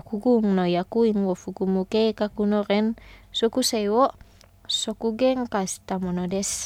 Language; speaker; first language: Japanese; non-native, fluent; Indonesian